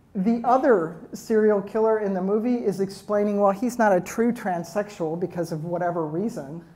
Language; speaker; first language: English; native; English